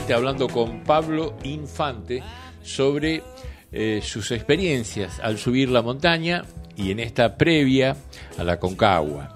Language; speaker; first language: Spanish; native; Spanish